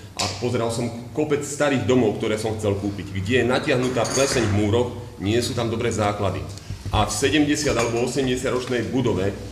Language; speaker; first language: Slovak; native; Slovak